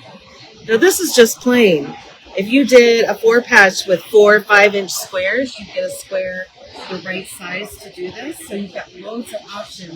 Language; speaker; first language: English; native; English